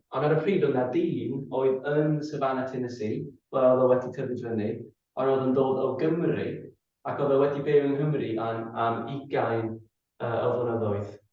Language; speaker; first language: Welsh; non-native, fluent; English